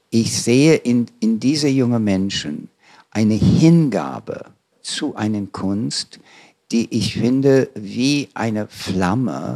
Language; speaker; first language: German; non-native, fluent; English